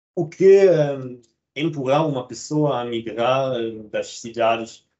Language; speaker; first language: Portuguese; non-native, fluent; German